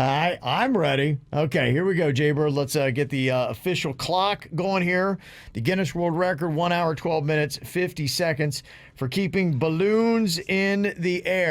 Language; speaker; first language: English; native; English